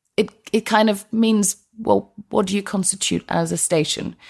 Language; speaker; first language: English; non-native, fluent; Icelandic